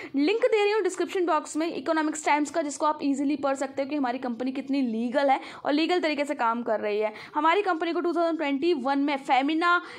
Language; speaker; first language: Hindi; non-native, local second language; Punjabi